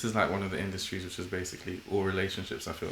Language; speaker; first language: English; native; English